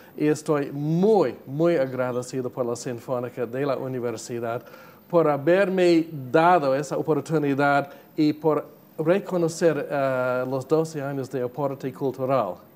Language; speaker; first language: Spanish; non-native, fluent; English